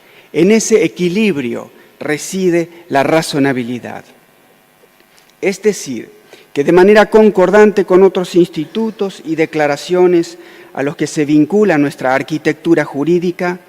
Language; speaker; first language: Spanish; native; Spanish